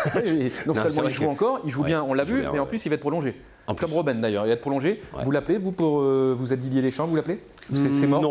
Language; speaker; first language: French; native; French